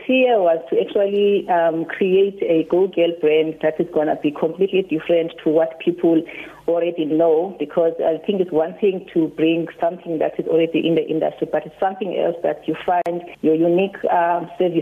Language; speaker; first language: English; non-native, local second language; Xhosa